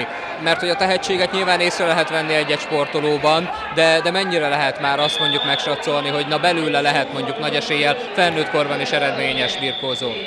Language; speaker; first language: Hungarian; native; Hungarian